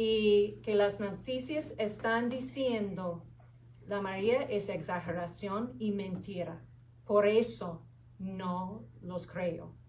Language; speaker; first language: Spanish; non-native, fluent; English